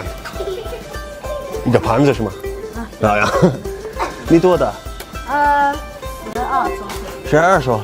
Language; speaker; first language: Chinese; non-native, learner; English